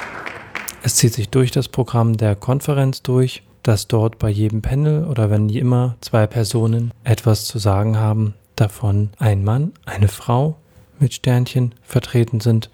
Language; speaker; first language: German; native; German